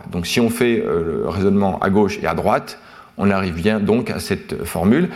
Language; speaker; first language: French; native; French